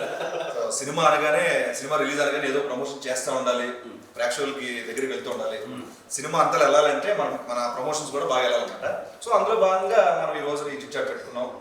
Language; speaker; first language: Telugu; native; Telugu